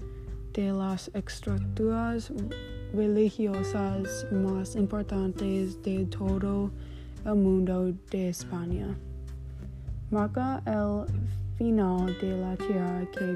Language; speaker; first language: Spanish; non-native, learner; English